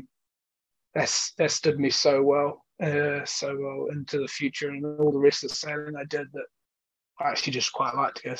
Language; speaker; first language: English; native; English